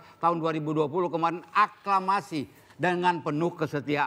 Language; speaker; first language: Indonesian; native; Indonesian